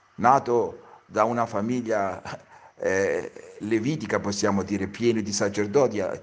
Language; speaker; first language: Italian; early bilingual, heritage; Italian